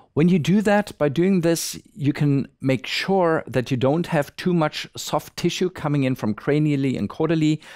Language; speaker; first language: English; non-native, fluent; German